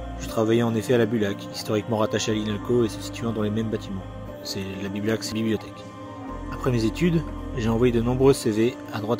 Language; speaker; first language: French; native; French